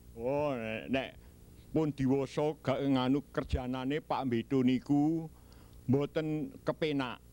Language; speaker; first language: Javanese; early bilingual, heritage; Javanese